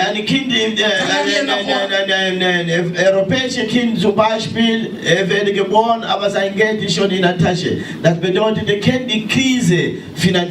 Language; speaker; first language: German; non-native, learner; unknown